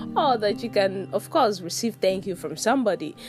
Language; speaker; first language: English; non-native, local second language; Yoruba